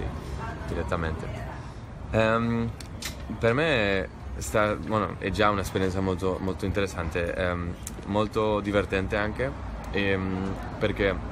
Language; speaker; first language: Italian; non-native, fluent; Spanish